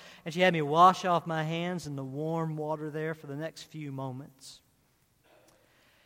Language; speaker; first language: English; native; English